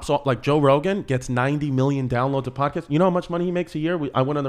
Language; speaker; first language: English; native; English